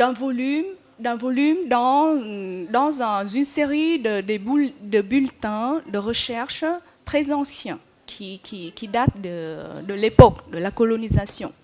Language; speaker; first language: French; non-native, fluent; Vietnamese